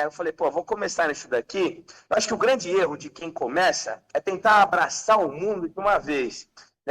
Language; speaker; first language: Portuguese; native; Portuguese